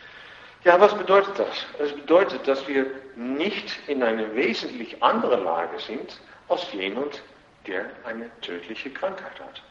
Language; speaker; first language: German; non-native, fluent; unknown